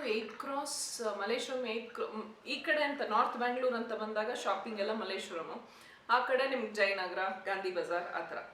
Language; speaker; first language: Kannada; native; Kannada